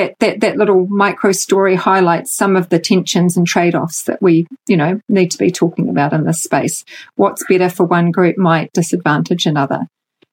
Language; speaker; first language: English; native; English